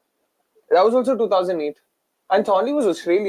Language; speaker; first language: English; non-native, local second language; Hindi